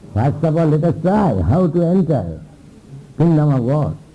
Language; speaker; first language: English; non-native, local second language; Hindi